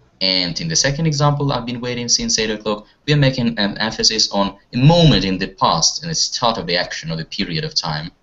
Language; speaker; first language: English; non-native, fluent; Russian